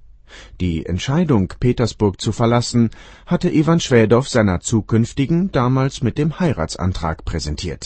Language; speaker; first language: German; native; German